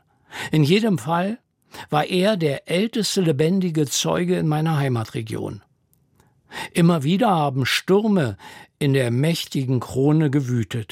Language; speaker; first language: German; native; German